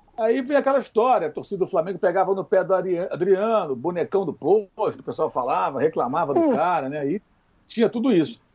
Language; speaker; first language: Portuguese; native; Portuguese